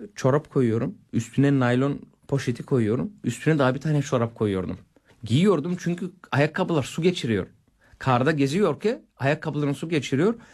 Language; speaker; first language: Turkish; non-native, fluent; Bulgarian